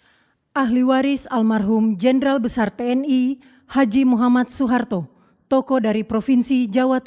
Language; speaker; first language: Indonesian; native; Indonesian